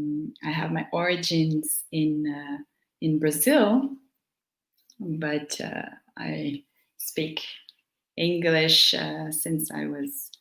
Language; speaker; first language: English; non-native, fluent; Portuguese